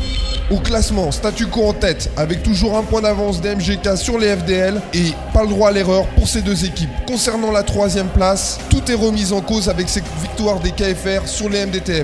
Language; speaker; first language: French; native; French